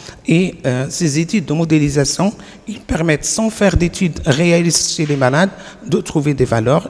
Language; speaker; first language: French; non-native, local second language; Arabic